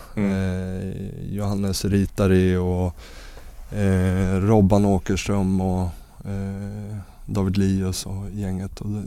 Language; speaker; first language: Swedish; native; Swedish